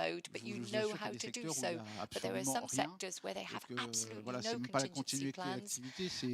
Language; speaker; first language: French; native; French